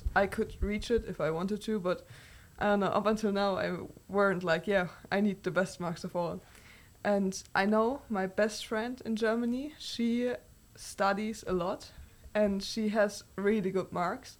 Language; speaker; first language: English; non-native, fluent; German